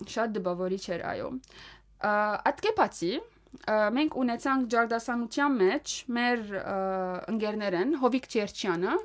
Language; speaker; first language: Armenian; early bilingual, heritage; Armenian